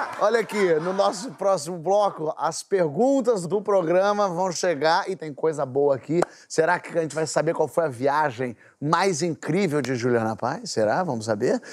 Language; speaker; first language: Portuguese; native; Portuguese